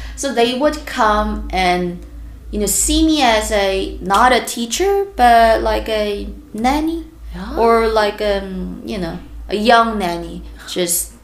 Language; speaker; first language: English; non-native, fluent; Korean